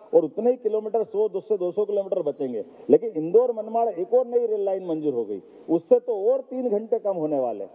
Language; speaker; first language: Hindi; native; Hindi